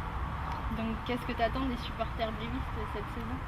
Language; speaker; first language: French; native; French